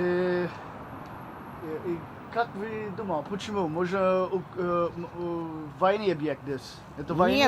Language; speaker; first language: Russian; non-native, learner; English